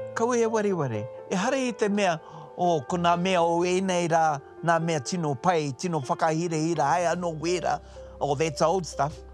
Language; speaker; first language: Māori; native; Māori